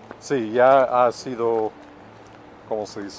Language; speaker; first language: Spanish; non-native, fluent; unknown